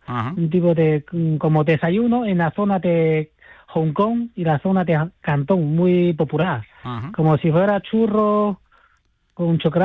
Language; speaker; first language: Spanish; non-native, fluent; Chinese